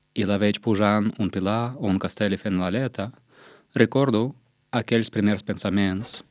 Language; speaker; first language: Catalan; non-native, fluent; Russian